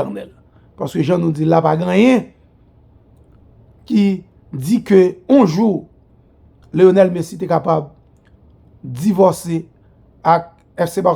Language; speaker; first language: French; non-native, local second language; Haitian Creole